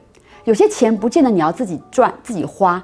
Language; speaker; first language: Chinese; native; Chinese